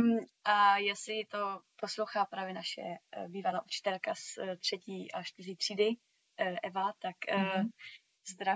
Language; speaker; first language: Czech; early bilingual, heritage; Czech